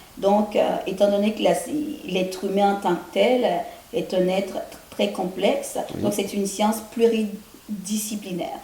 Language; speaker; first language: French; non-native, local second language; Haitian Creole